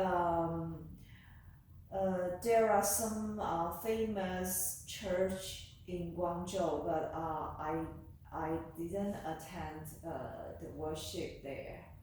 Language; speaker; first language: English; non-native, learner; Chinese